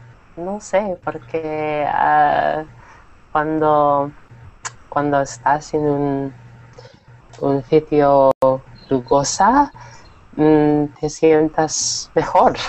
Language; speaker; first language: Spanish; non-native, learner; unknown